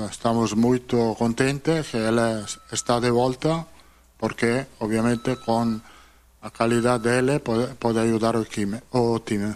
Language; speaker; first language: Portuguese; non-native, fluent; Italian